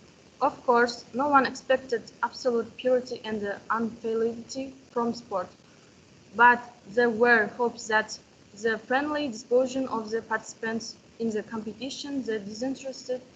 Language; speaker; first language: English; non-native, learner; Kazakh